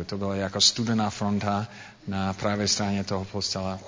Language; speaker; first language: Czech; non-native, fluent; English